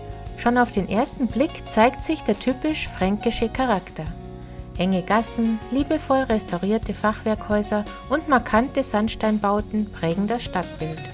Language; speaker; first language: German; native; German